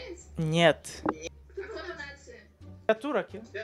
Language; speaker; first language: Russian; non-native, learner; Turkish